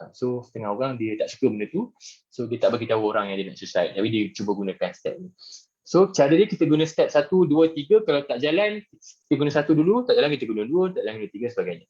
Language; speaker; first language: Malay; native; Malay